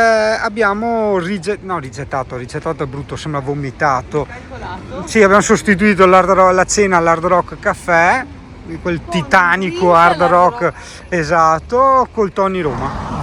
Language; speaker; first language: Italian; native; Italian